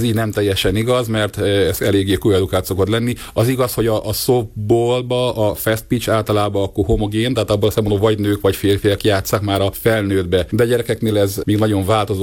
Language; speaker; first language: Hungarian; native; Hungarian